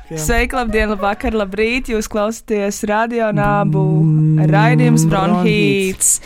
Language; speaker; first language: Latvian; native; Latvian